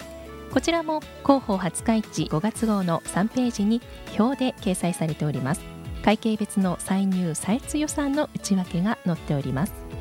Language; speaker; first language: Japanese; native; Japanese